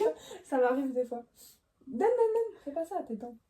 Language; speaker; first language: French; native; French